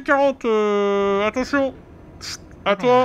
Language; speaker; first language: French; native; French